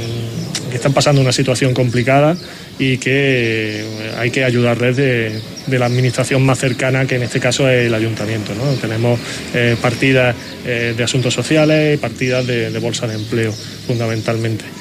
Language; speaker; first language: Spanish; native; Spanish